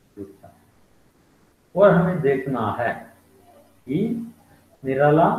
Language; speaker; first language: Hindi; non-native, local second language; Malayalam